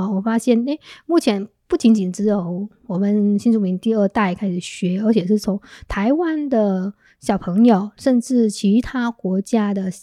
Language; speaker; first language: Chinese; non-native, fluent; Vietnamese